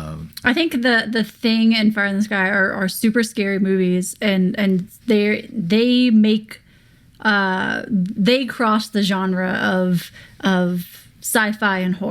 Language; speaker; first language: English; native; English